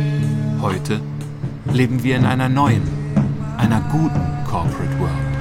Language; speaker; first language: German; native; German